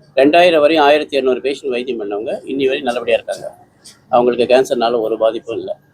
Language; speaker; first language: Tamil; native; Tamil